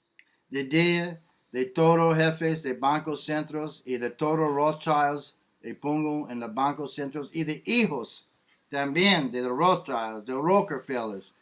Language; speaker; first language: Spanish; non-native, learner; English